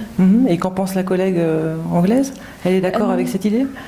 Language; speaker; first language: French; native; French